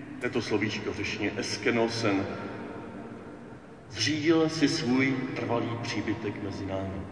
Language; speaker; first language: Czech; native; Czech